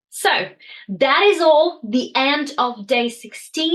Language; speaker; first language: English; non-native, fluent; Czech